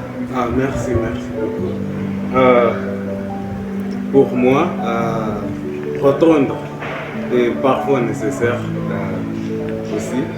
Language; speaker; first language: French; non-native, learner; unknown